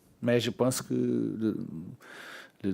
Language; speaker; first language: French; non-native, learner; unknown